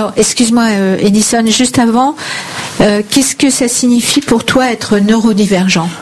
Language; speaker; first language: French; native; French